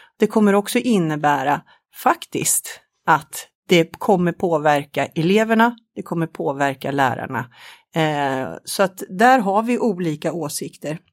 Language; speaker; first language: Swedish; native; Swedish